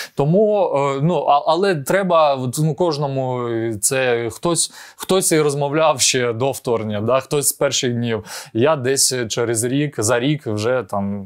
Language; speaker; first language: Ukrainian; non-native, local second language; Russian